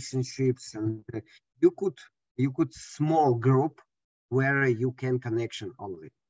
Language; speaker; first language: English; non-native, learner; Russian